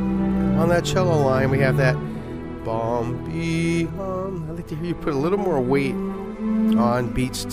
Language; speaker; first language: English; native; English